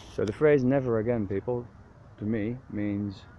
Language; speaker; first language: English; non-native, fluent; Dutch